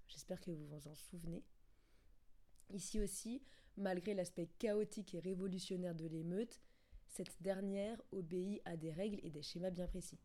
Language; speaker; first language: French; native; French